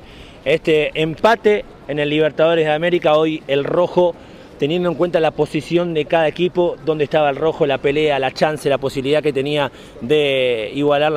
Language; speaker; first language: Spanish; native; Spanish